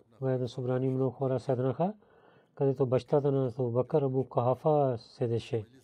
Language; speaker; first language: Bulgarian; non-native, learner; Urdu